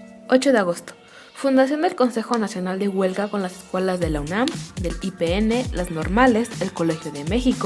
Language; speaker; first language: Spanish; native; Spanish